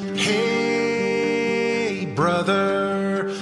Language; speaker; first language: English; non-native, fluent; Arabic